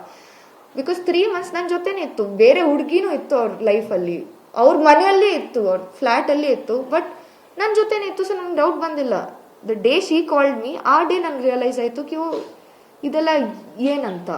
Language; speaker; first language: Kannada; non-native, local second language; Kodava